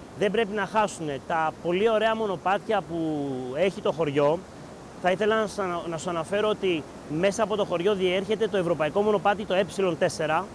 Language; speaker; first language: Greek; native; Greek